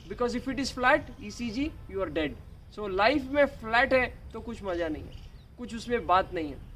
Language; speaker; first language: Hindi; non-native, local second language; Marathi